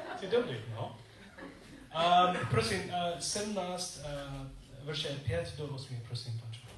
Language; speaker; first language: Czech; non-native, learner; English